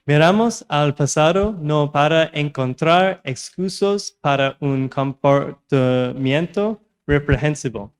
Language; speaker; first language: Spanish; non-native, learner; English